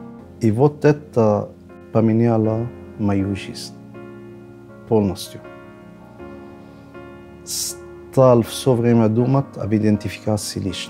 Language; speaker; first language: Russian; non-native, fluent; Arabic